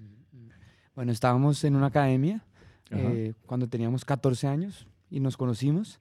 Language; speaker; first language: Spanish; native; Spanish